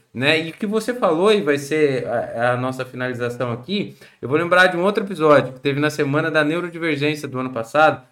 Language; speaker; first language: Portuguese; native; Portuguese